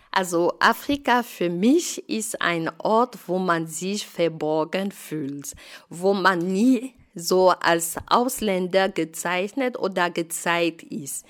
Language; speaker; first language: German; non-native, fluent; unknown